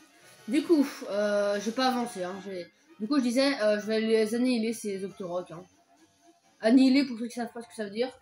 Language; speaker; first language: French; native; French